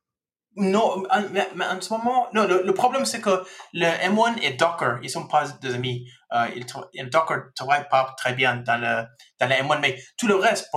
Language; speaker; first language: French; non-native, fluent; English